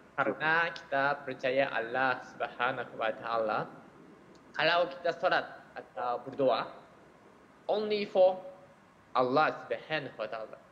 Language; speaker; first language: Malay; non-native, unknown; Japanese